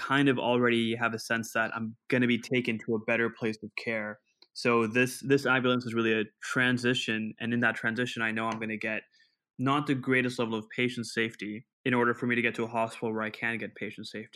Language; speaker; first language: English; non-native, local second language; Urdu